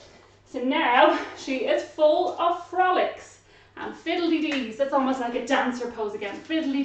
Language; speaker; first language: English; native; English